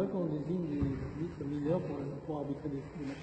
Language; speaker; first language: French; native; French